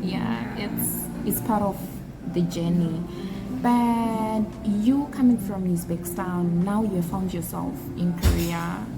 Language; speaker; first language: English; non-native, fluent; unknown